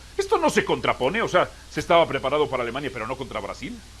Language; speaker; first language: Spanish; native; Spanish